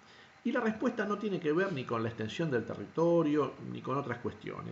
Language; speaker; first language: Spanish; native; Spanish